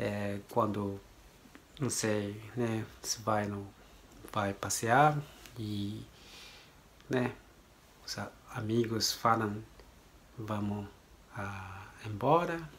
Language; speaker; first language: Portuguese; non-native, learner; Japanese